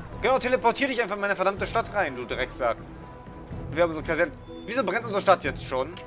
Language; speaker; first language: German; native; German